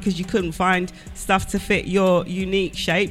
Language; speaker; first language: English; native; English